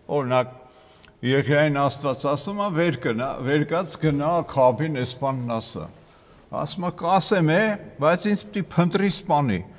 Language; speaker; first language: Armenian; native; Armenian